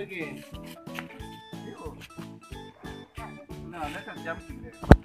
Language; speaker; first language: English; non-native, learner; Indonesian